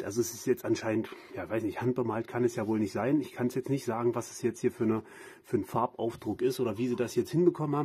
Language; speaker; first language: German; native; German